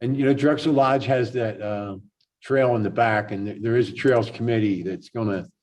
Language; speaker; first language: English; native; English